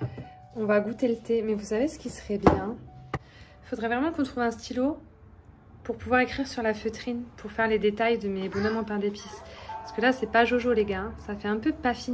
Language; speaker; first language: French; native; French